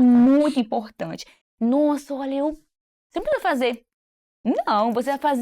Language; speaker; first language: Portuguese; native; Portuguese